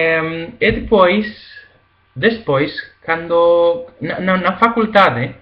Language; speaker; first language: Galician; non-native, learner; Spanish